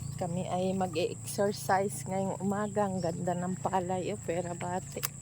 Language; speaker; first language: Filipino; non-native, local second language; Hiligaynon